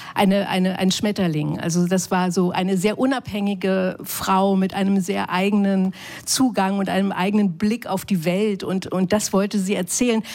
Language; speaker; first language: German; native; German